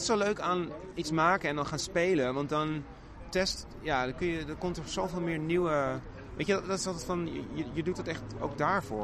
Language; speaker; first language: Dutch; native; Dutch